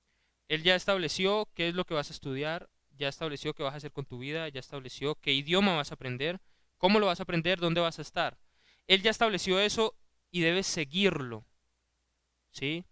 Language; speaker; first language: Spanish; native; Spanish